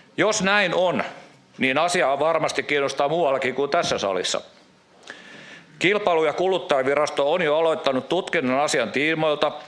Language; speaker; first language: Finnish; native; Finnish